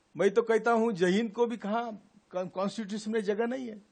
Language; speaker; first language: Hindi; non-native, local second language; Marathi